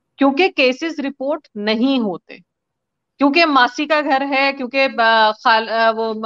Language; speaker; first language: Hindi; native; Hindi